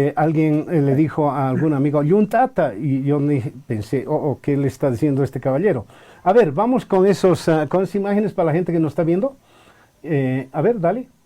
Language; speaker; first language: Spanish; native; Spanish